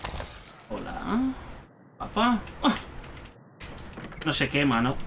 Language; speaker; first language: Spanish; native; Spanish